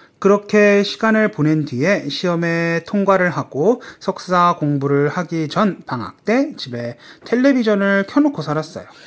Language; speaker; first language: Korean; native; Korean